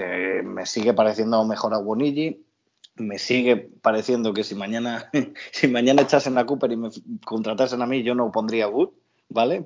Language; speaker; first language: Spanish; native; Spanish